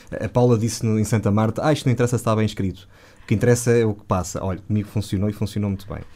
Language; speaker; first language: Portuguese; native; Portuguese